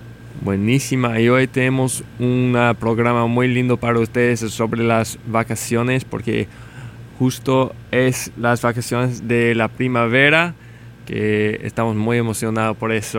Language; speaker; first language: Spanish; non-native, learner; English